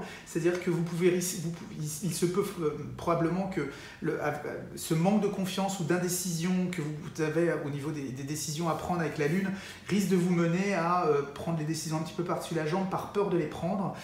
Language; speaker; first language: French; native; French